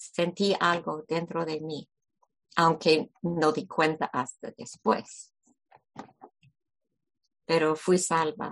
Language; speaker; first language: Spanish; non-native, fluent; English